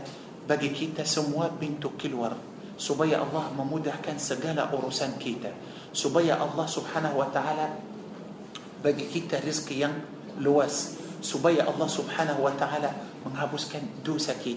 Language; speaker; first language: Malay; non-native, fluent; Arabic